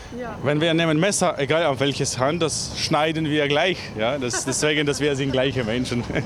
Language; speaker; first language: German; non-native, learner; Ukrainian